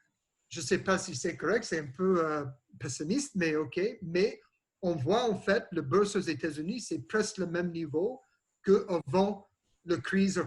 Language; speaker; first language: French; non-native, learner; English